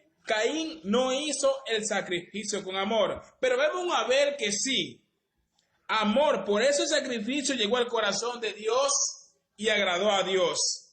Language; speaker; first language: Spanish; native; Spanish